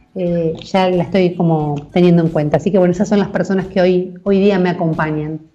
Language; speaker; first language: Spanish; native; Spanish